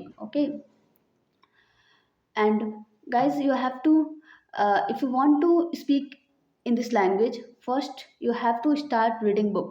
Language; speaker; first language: English; non-native, learner; Hindi